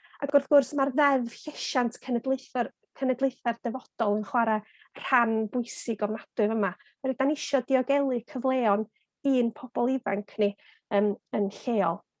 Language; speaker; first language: Welsh; native; Welsh